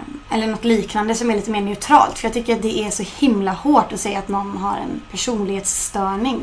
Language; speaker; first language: Swedish; native; Swedish